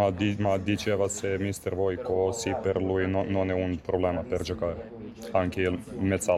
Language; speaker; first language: Italian; non-native, learner; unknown